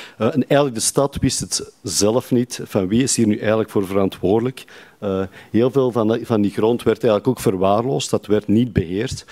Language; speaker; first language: Dutch; native; Dutch